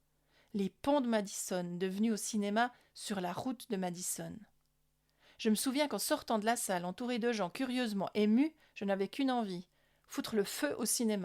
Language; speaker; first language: French; native; French